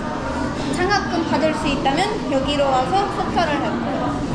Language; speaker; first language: Korean; non-native, fluent; Armenian